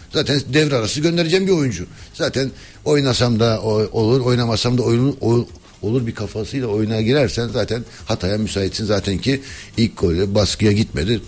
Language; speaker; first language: Turkish; early bilingual, heritage; Turkish